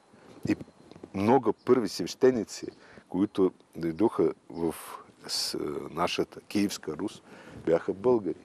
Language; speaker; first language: Bulgarian; non-native, fluent; Russian